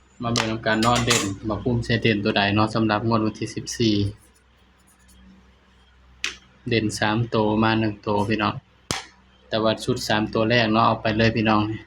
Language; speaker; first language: Thai; non-native, local second language; Lao